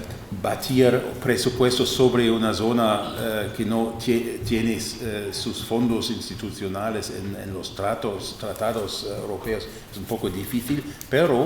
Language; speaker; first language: Spanish; non-native, fluent; German